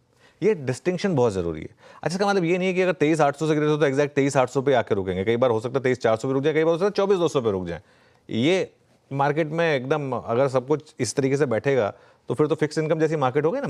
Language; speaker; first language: Hindi; native; Hindi